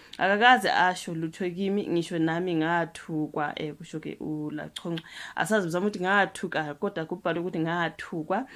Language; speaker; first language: Zulu; non-native, local second language; Xhosa